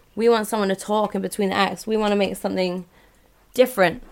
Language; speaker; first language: English; native; English